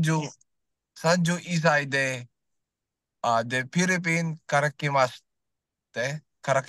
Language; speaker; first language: Japanese; non-native, learner; Filipino